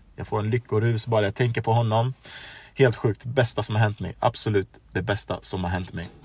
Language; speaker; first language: Swedish; early bilingual, other home language; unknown